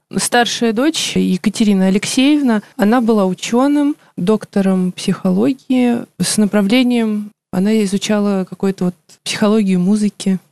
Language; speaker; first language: Russian; native; Russian